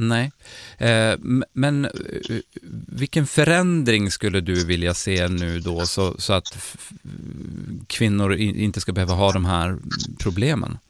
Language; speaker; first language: Swedish; native; Swedish